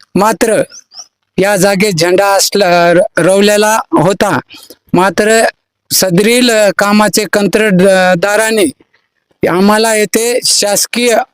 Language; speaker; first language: Marathi; non-native, local second language; Lambadi